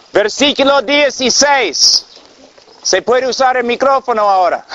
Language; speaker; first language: Spanish; non-native, fluent; English